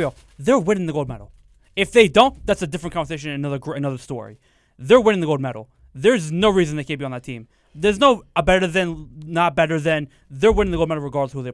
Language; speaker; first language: English; native; English